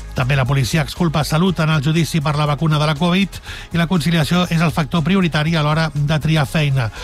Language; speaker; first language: Catalan; native; Catalan